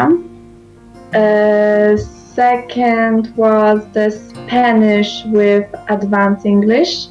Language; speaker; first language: English; non-native, learner; Polish